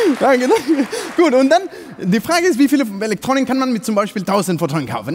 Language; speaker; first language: German; non-native, fluent; Spanish